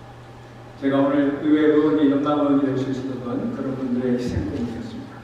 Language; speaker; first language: Korean; native; Korean